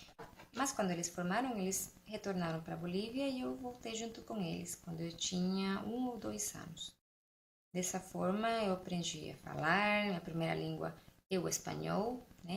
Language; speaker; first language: Portuguese; non-native, fluent; Spanish